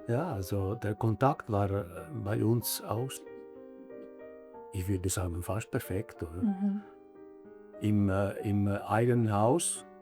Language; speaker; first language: German; early bilingual, other home language; Italian